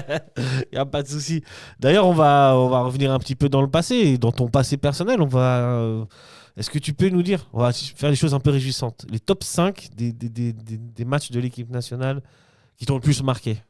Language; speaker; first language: French; native; French